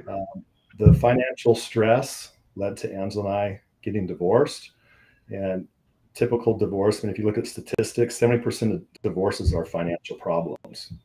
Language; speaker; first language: English; native; English